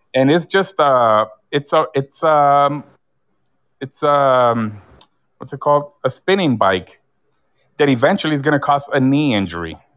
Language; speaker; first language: English; early bilingual, other home language; Spanish